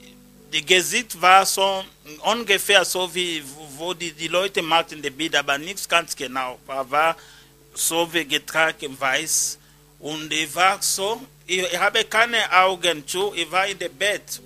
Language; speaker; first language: German; non-native, learner; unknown